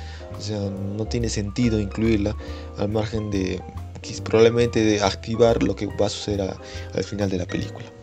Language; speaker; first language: Spanish; native; Spanish